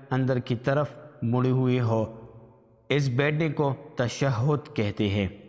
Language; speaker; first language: Urdu; native; Urdu